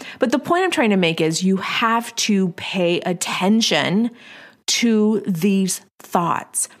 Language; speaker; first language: English; early bilingual, other home language; Spanish